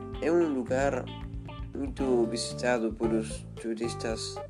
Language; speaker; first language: Portuguese; non-native, learner; Spanish